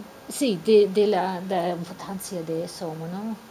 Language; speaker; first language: Spanish; non-native, fluent; English